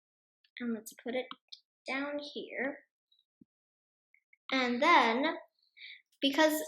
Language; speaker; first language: English; non-native, fluent; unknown